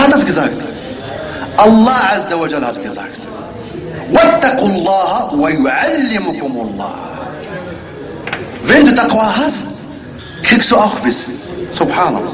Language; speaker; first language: German; non-native, learner; Arabic